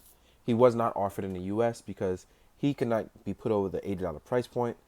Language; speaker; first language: English; native; English